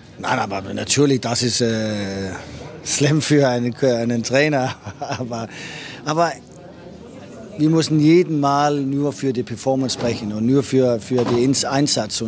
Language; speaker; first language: German; non-native, fluent; Danish